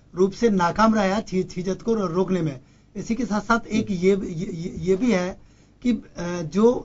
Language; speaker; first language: Hindi; native; Hindi